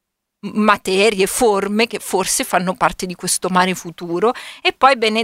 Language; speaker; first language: Italian; native; Italian